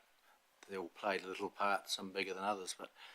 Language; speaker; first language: English; native; English